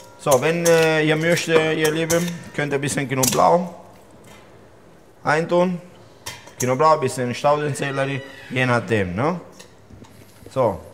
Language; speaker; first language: German; non-native, learner; Italian